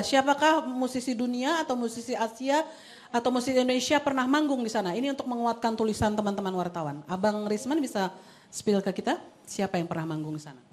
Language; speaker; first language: Indonesian; native; Indonesian